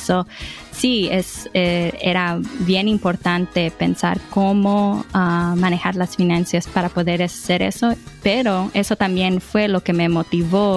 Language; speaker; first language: Spanish; early bilingual, heritage; English